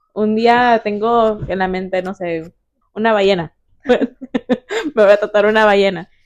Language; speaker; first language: Spanish; early bilingual, heritage; Spanish